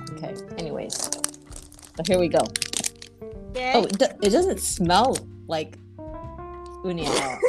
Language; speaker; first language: English; non-native, fluent; Japanese